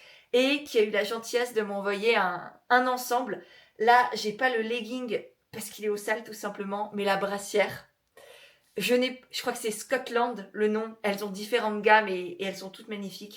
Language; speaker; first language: French; native; French